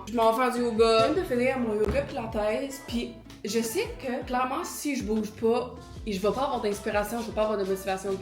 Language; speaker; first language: French; native; French